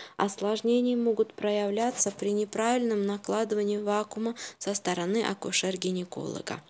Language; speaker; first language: Russian; non-native, local second language; Uzbek